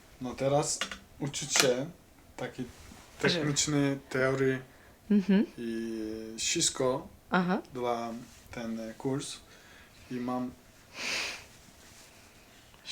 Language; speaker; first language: Polish; non-native, learner; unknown